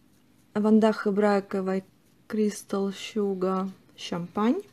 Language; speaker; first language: Dutch; non-native, learner; Russian